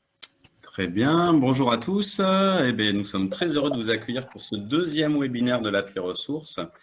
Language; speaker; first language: French; native; French